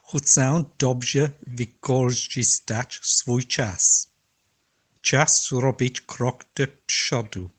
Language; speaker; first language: Polish; non-native, learner; English